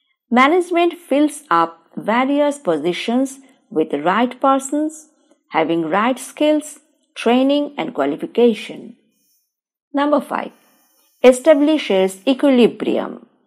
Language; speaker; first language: English; non-native, local second language; Bangla